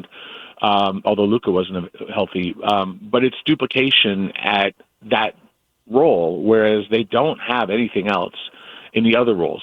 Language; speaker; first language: English; native; English